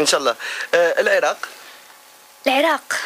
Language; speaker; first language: Arabic; native; Arabic